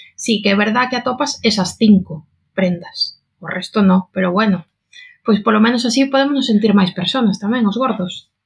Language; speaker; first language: Galician; non-native, local second language; Spanish